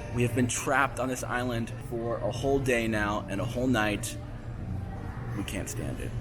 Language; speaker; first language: English; native; English